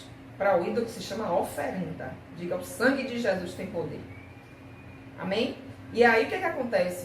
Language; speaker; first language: Portuguese; native; Portuguese